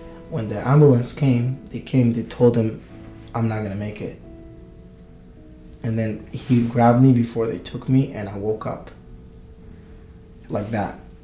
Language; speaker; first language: English; non-native, fluent; Hebrew